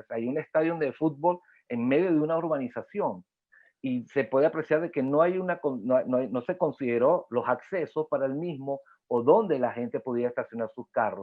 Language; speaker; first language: Spanish; native; Spanish